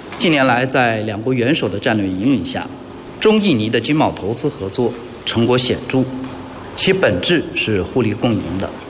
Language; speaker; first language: Chinese; native; Chinese